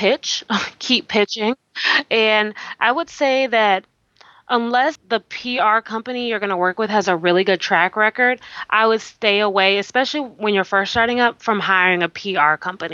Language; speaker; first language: English; native; English